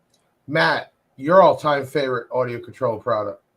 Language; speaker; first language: English; native; English